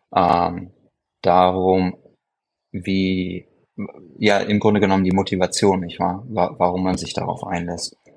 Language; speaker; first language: German; native; German